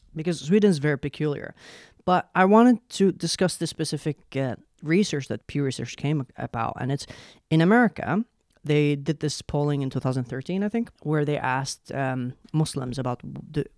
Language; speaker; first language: English; non-native, fluent; Arabic